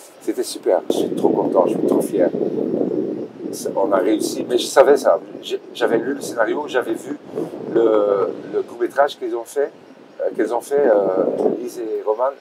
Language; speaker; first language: French; non-native, local second language; Dutch